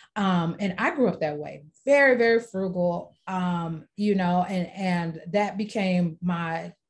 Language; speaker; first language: English; native; English